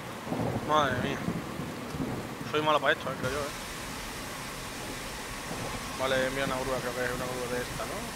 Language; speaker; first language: Spanish; native; Spanish